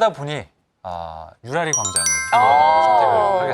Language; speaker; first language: Korean; native; Korean